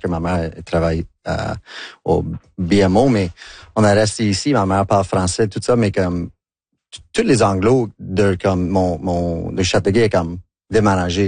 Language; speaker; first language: French; non-native, local second language; English